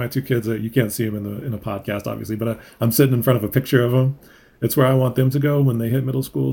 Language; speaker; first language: English; native; English